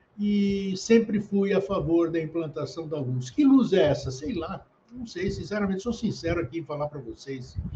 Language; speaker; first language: Portuguese; early bilingual, other home language; Greek